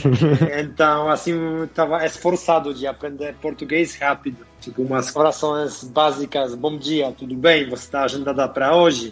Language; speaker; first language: Portuguese; non-native, fluent; Polish